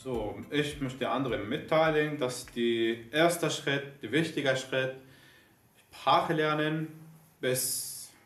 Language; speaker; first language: German; non-native, learner; Arabic